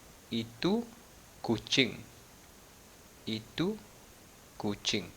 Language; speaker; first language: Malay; non-native, fluent; Malayalam